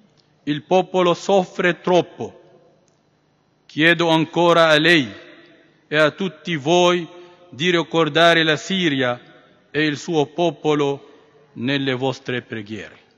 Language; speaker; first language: Italian; non-native, fluent; Arabic